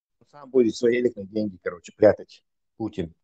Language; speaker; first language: Russian; non-native, local second language; Chechen